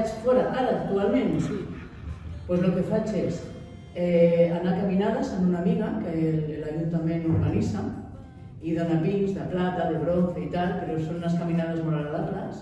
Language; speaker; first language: Catalan; non-native, local second language; Spanish